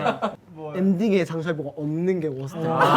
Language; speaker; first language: Korean; native; Korean